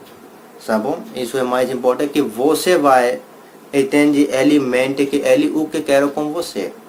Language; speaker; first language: Portuguese; non-native, learner; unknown